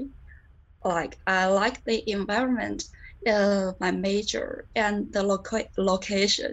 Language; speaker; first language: English; non-native, learner; Chinese